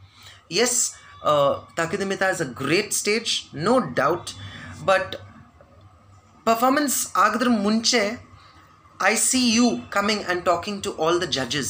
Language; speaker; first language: Kannada; non-native, learner; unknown